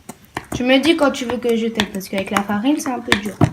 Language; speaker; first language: French; native; French